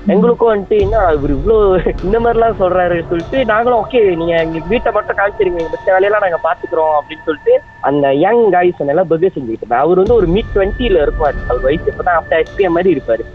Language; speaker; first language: Tamil; early bilingual, heritage; Tamil